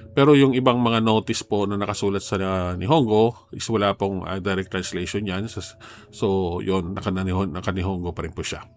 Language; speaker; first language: Filipino; native; Filipino